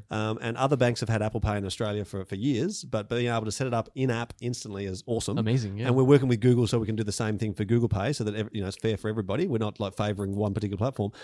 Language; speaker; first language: English; native; English